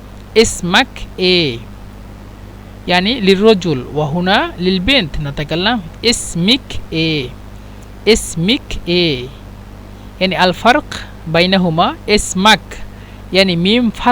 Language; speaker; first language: Arabic; non-native, fluent; Bangla